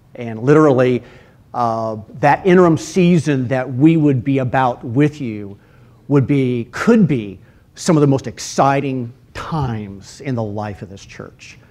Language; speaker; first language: English; native; English